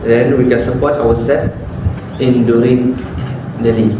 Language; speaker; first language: English; non-native, learner; Malay